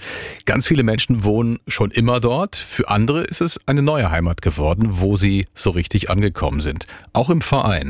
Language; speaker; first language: German; native; German